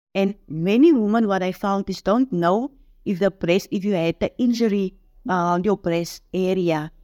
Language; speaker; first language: English; non-native, local second language; Afrikaans